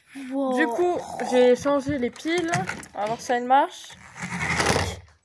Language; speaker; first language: French; native; French